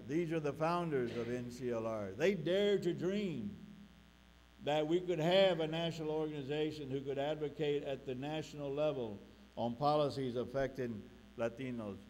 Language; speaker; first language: English; early bilingual, other home language; Spanish